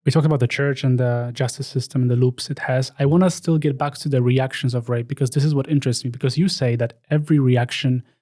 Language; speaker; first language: English; non-native, fluent; Polish